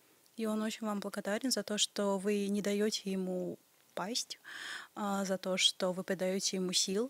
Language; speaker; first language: Russian; native; Russian